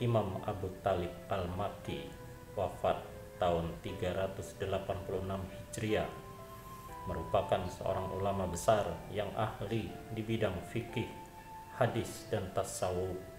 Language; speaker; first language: Indonesian; native; Indonesian